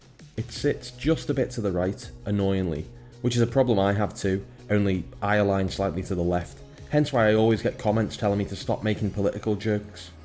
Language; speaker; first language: English; native; English